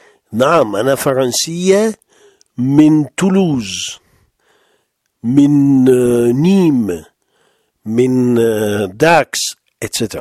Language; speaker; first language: Arabic; non-native, fluent; French